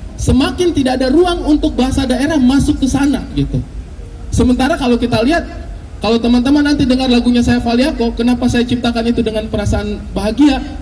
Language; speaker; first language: Indonesian; native; Indonesian